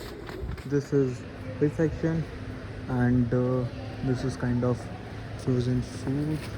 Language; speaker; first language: English; non-native, local second language; Hindi